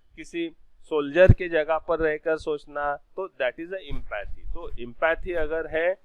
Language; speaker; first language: Hindi; non-native, local second language; Marathi